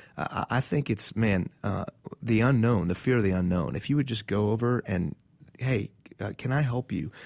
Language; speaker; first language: English; non-native, fluent; Persian